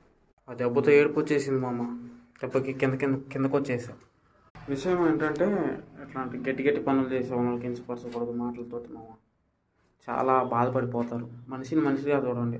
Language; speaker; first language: Telugu; native; Telugu